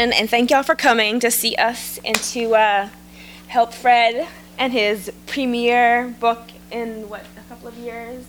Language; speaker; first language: English; early bilingual, other home language; Jamaican Creole English